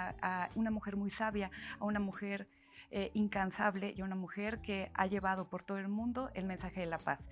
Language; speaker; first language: Spanish; native; Spanish